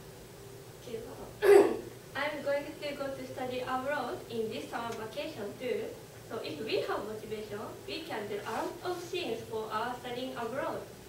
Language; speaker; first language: English; non-native, learner; Japanese